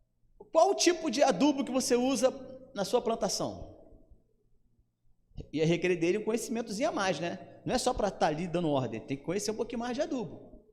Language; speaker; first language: Portuguese; native; Portuguese